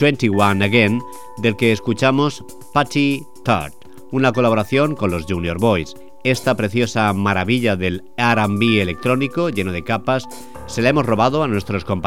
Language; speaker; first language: Spanish; native; Spanish